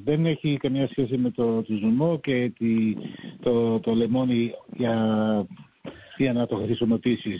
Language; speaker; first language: Greek; early bilingual, heritage; Greek